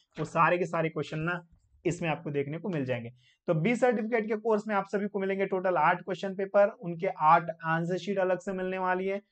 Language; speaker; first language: Hindi; non-native, local second language; Marathi